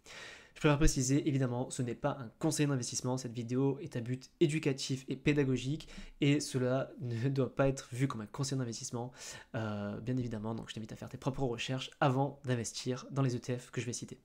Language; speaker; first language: French; native; French